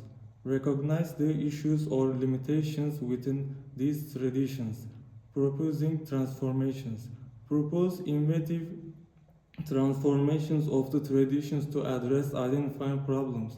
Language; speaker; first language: English; non-native, learner; Turkish